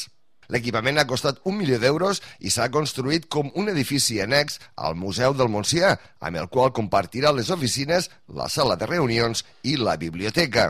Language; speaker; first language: Catalan; native; Catalan